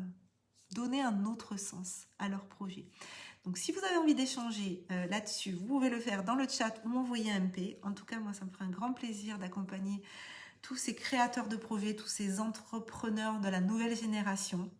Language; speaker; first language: French; native; French